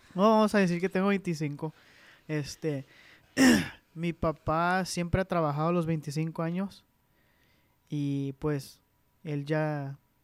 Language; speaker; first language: Spanish; early bilingual, heritage; Spanish